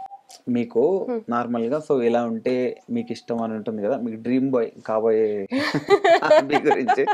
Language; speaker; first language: Telugu; native; Telugu